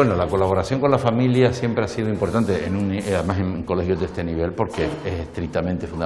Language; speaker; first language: Spanish; native; Spanish